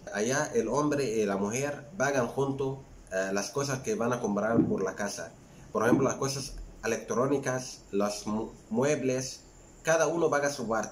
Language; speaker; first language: Spanish; non-native, fluent; Arabic